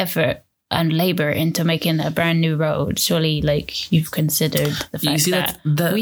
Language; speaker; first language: English; native; English